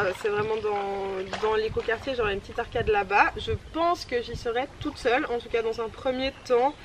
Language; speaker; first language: French; native; French